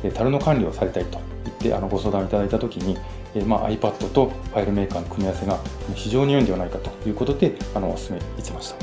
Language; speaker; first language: Japanese; native; Japanese